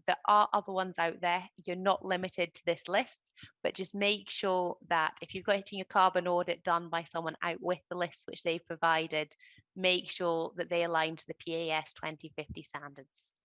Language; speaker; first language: English; native; English